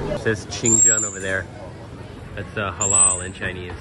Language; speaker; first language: English; native; English